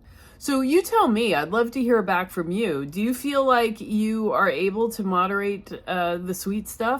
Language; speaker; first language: English; native; English